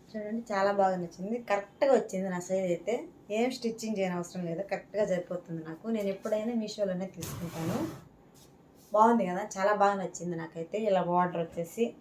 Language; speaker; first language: Telugu; native; Telugu